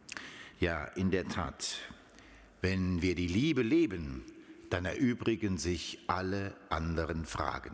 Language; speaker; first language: German; native; German